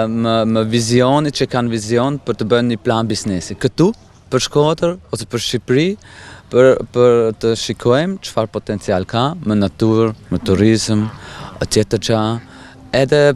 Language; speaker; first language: Albanian; non-native, fluent; German